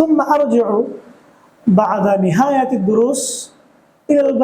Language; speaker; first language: Arabic; non-native, fluent; Bangla